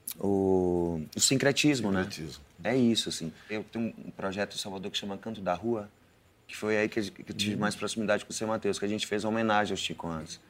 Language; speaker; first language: Portuguese; native; Portuguese